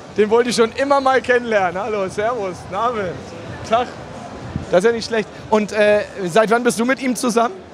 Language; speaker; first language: German; native; German